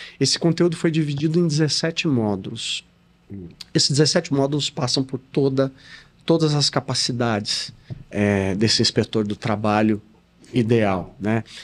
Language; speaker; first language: Portuguese; native; Portuguese